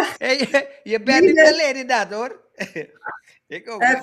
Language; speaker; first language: Dutch; non-native, local second language; Papiamento